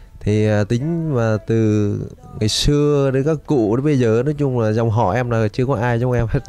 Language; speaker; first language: Vietnamese; native; Vietnamese